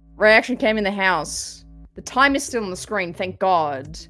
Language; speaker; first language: English; native; English